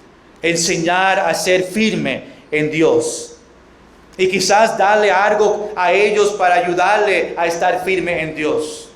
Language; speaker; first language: Spanish; non-native, fluent; English